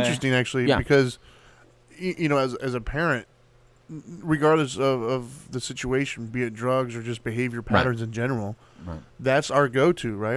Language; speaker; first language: English; native; English